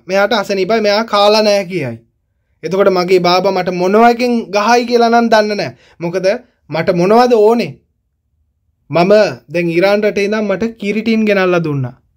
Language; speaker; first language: Sinhala; non-native, local second language; Tamil